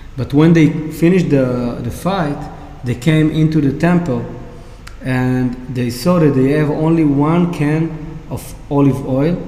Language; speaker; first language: English; non-native, fluent; Hebrew